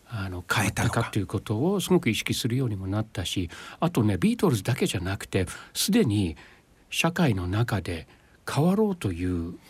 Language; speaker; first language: Japanese; non-native, fluent; English